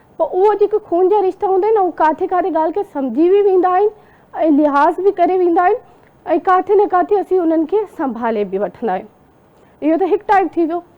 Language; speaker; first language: Sindhi; non-native, local second language; Urdu